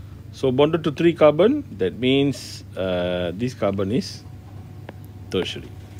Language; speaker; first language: English; non-native, local second language; Malay